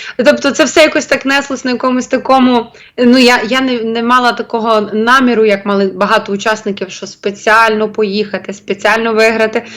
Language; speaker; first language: Ukrainian; native; Ukrainian